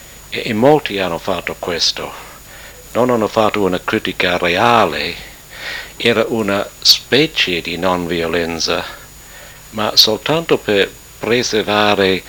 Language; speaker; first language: Italian; non-native, learner; English